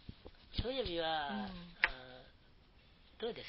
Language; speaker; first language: Japanese; non-native, learner; Nepali